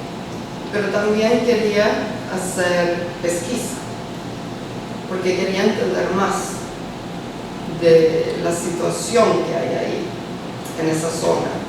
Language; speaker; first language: Spanish; early bilingual, heritage; Spanish